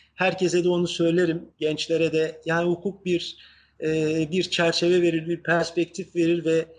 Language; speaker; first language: Turkish; native; Turkish